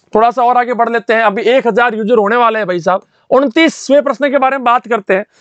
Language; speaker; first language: Hindi; native; Hindi